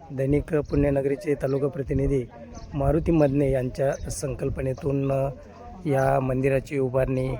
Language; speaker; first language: Marathi; native; Marathi